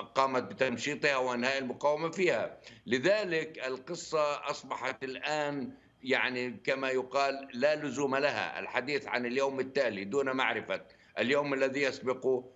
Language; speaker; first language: Arabic; native; Arabic